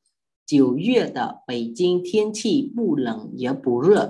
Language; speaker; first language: Chinese; non-native, fluent; Khmer